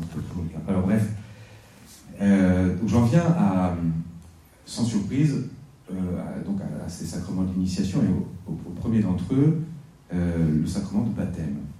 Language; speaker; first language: French; native; French